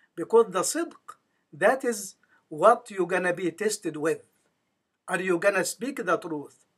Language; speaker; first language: English; non-native, fluent; Arabic